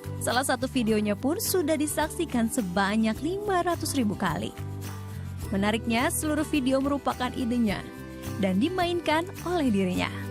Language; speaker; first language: Indonesian; native; Indonesian